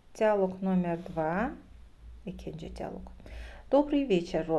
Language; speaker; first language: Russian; non-native, fluent; Azerbaijani